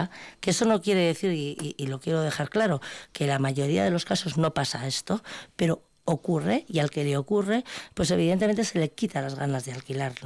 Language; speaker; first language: Spanish; native; Spanish